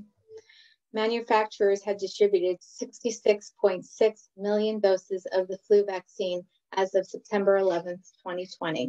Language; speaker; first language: English; native; English